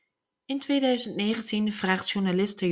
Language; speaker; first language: Dutch; native; Dutch